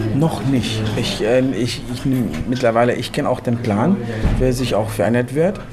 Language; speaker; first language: German; non-native, fluent; Arabic